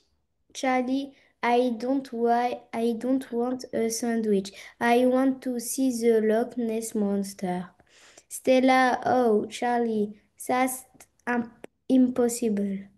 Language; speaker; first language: English; non-native, learner; French